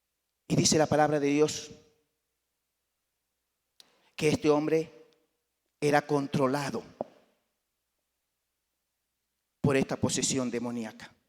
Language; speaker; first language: Spanish; native; Spanish